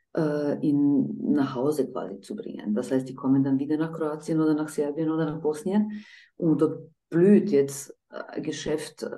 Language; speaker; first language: German; non-native, fluent; Croatian